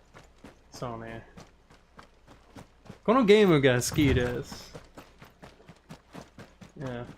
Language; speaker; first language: Japanese; non-native, learner; English